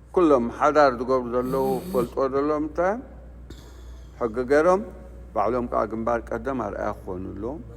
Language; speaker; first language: Tigrinya; native; Tigrinya